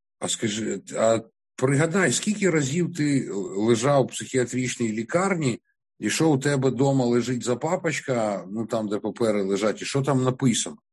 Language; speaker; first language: Ukrainian; non-native, local second language; Russian